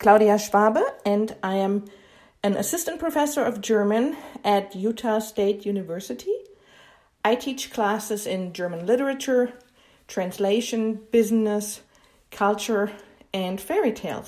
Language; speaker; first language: English; non-native, fluent; German